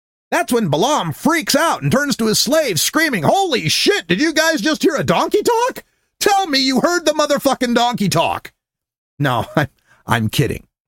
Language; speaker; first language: English; native; English